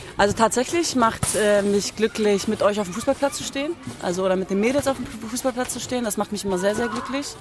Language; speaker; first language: German; early bilingual, other home language; Kurdish